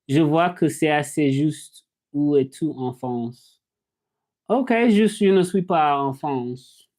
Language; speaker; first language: French; non-native, learner; English